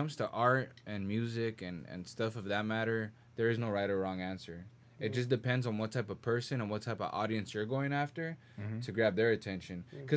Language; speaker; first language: English; early bilingual, other home language; Spanish